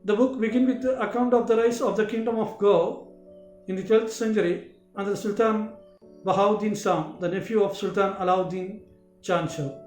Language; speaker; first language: English; non-native, local second language; Malayalam